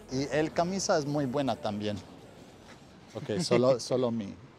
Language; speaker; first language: Spanish; non-native, learner; English